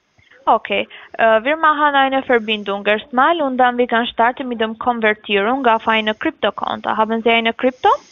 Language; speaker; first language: German; non-native, learner; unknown